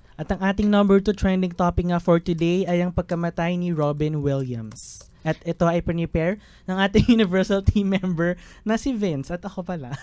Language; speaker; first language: Filipino; native; Filipino